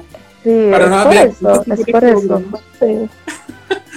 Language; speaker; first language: Spanish; non-native, fluent; Portuguese